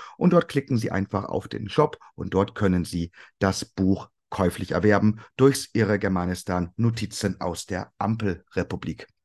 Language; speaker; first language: German; native; German